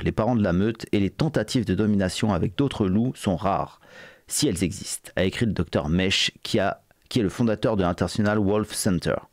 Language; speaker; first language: French; native; French